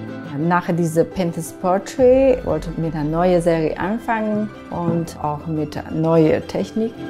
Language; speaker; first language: German; non-native, fluent; Chinese